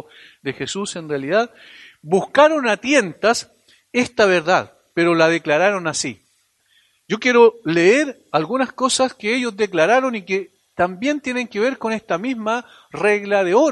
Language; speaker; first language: Spanish; native; Spanish